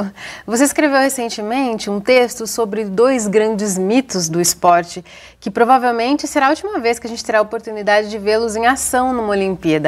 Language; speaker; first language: Portuguese; native; Portuguese